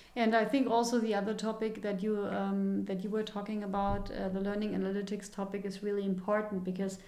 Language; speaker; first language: English; non-native, fluent; German